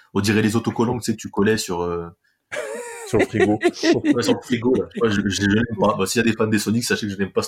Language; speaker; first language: French; native; French